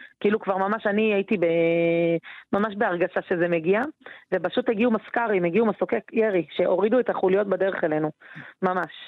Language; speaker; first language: Hebrew; native; Hebrew